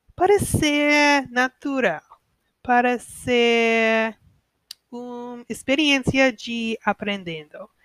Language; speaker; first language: Portuguese; non-native, learner; English